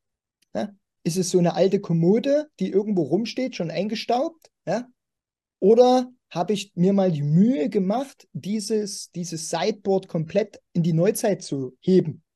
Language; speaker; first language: German; native; German